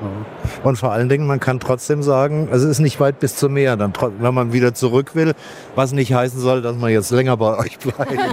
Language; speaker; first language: German; native; German